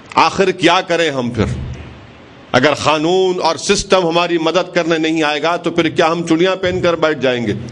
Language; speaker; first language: Urdu; native; Urdu